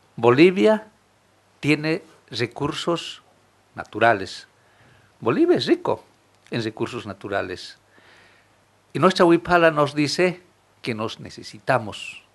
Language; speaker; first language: Spanish; non-native, local second language; Aymara